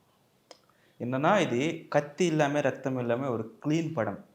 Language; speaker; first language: Tamil; non-native, learner; Telugu